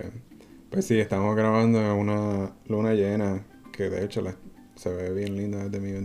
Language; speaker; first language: Spanish; native; Spanish